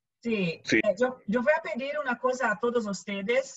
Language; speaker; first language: Spanish; non-native, learner; Portuguese